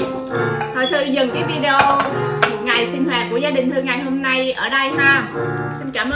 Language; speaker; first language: Vietnamese; native; Vietnamese